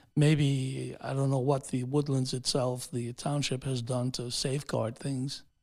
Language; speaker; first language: English; early bilingual, other home language; Spanish